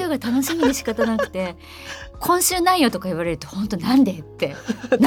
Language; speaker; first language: Japanese; native; Japanese